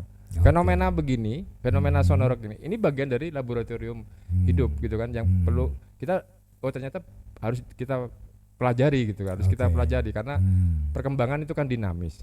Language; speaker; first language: Indonesian; non-native, local second language; Javanese